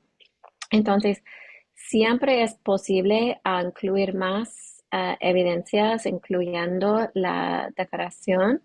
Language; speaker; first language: Spanish; non-native, learner; English